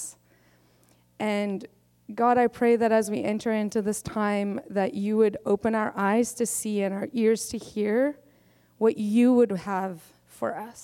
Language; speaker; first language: English; non-native, local second language; Afrikaans